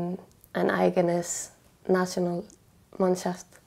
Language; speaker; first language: German; non-native, learner; Icelandic